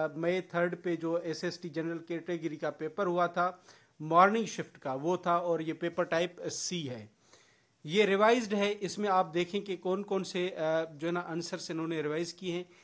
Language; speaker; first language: Urdu; non-native, local second language; Sindhi